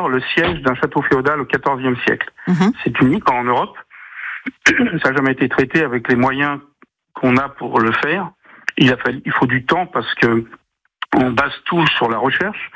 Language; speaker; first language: French; native; French